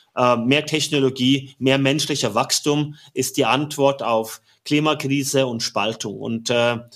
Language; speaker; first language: German; non-native, fluent; Norwegian